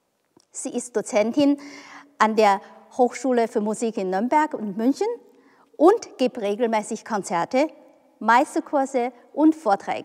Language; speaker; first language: German; non-native, fluent; Chinese